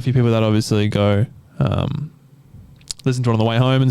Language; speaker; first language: English; native; English